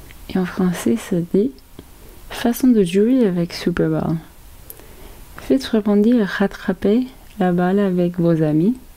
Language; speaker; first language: French; non-native, fluent; English